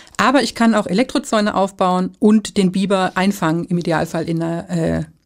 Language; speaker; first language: German; native; German